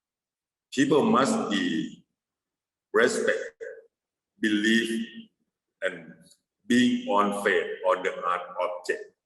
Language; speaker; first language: English; non-native, fluent; Thai